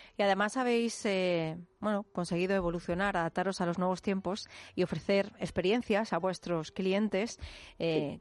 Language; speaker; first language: Spanish; native; Spanish